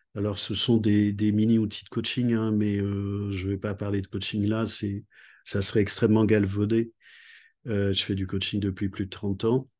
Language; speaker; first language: French; native; French